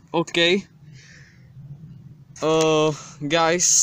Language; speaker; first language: English; non-native, learner; Czech